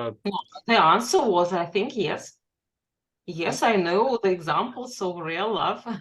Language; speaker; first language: English; non-native, fluent; Russian